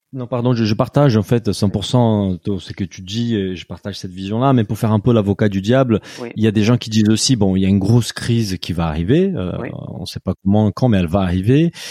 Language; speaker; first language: French; non-native, fluent; Portuguese